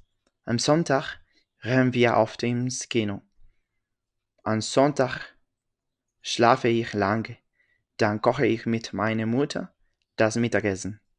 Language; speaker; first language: German; non-native, learner; French